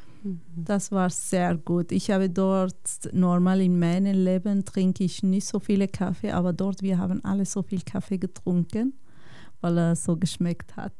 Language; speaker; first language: German; non-native, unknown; Kurdish